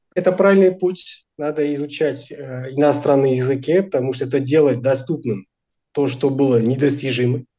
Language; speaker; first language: Russian; non-native, fluent; Portuguese